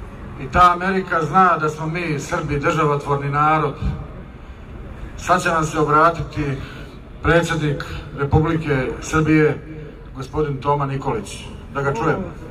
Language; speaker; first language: Bosnian; native; Bosnian